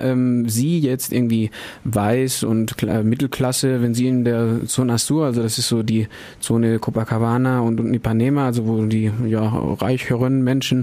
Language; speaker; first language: German; native; German